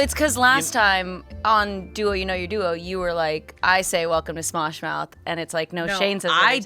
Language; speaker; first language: English; native; English